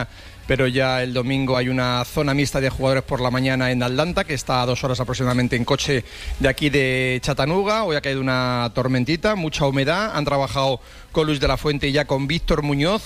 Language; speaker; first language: Spanish; native; Spanish